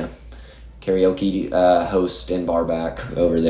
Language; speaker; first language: English; native; English